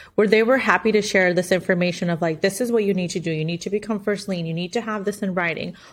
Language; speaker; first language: English; non-native, fluent; Spanish